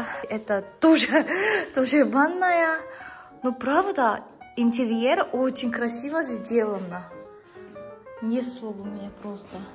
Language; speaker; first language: Russian; non-native, learner; Korean